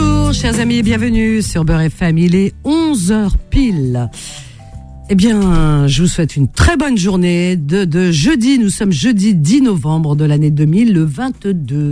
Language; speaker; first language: French; native; French